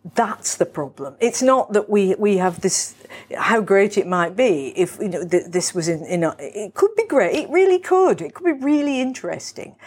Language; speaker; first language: English; native; English